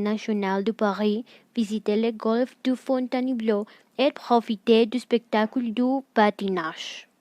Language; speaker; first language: French; non-native, learner; Spanish